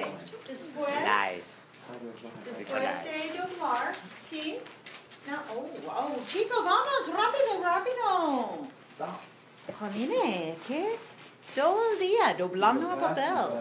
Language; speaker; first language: Spanish; non-native, fluent; English